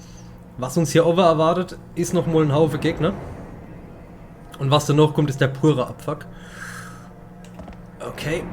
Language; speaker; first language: German; native; German